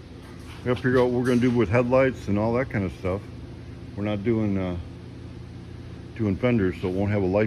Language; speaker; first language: English; native; English